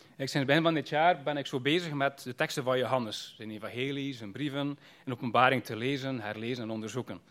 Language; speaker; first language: Dutch; native; Dutch